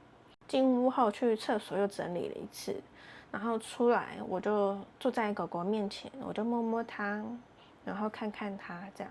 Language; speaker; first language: Chinese; native; Chinese